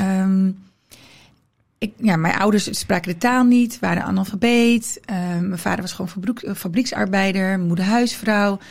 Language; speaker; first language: Dutch; early bilingual, other home language; Riffian